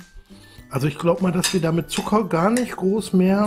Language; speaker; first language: German; native; German